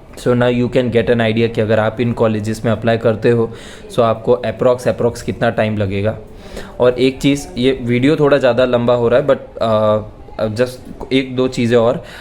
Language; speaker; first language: Hindi; non-native, local second language; Gujarati